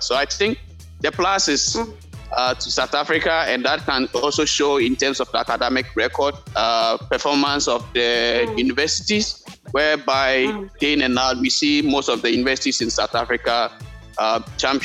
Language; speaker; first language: English; non-native, local second language; Akan